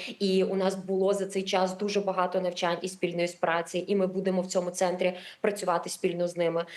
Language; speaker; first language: Ukrainian; native; Ukrainian